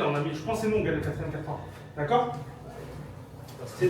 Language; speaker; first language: French; native; French